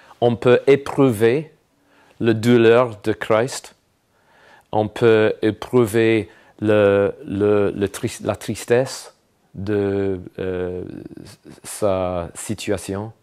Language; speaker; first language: French; non-native, fluent; English